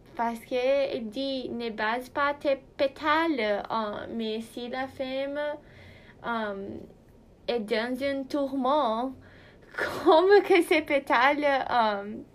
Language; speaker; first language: French; non-native, learner; Portuguese